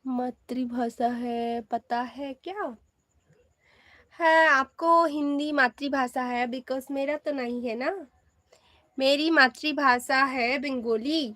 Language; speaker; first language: Hindi; non-native, learner; Bangla